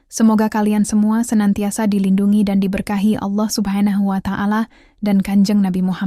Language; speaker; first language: Indonesian; native; Indonesian